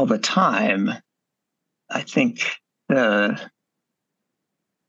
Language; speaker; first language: English; native; English